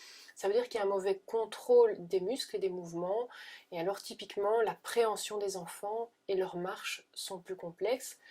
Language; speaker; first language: French; native; French